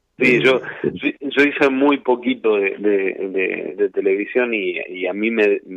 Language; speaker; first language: Spanish; native; Spanish